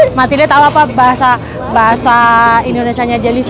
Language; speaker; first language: Indonesian; native; Indonesian